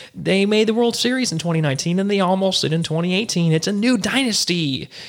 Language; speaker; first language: English; native; English